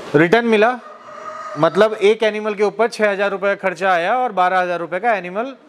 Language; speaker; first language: Hindi; native; Hindi